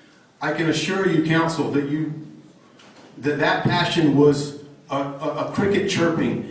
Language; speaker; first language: English; native; English